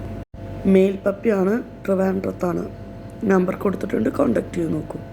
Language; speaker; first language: Malayalam; native; Malayalam